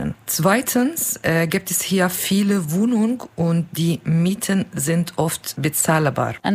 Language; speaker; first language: German; non-native, learner; Kurdish